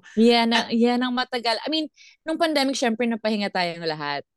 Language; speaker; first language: Filipino; non-native, local second language; Cebuano